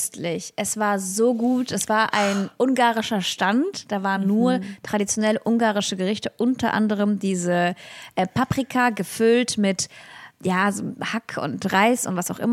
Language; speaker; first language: German; early bilingual, other home language; Russian